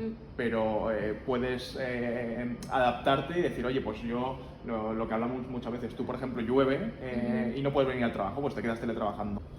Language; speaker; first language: Spanish; native; Spanish